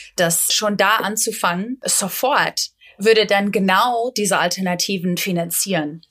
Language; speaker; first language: German; non-native, fluent; English